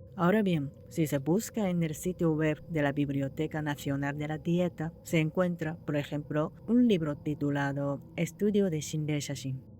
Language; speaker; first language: Spanish; non-native, fluent; Japanese